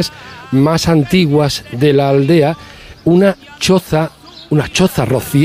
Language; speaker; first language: Spanish; native; Spanish